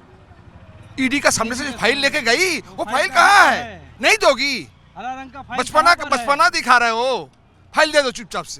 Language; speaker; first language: Hindi; non-native, local second language; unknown